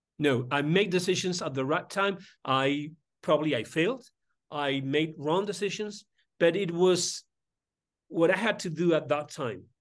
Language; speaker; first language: English; non-native, fluent; Spanish